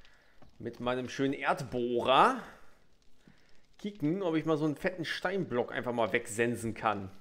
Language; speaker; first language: German; native; German